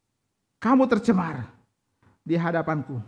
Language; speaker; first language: Indonesian; native; Indonesian